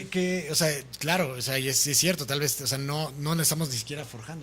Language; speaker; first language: Spanish; native; Spanish